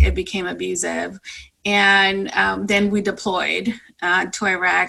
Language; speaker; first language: English; non-native, fluent; Spanish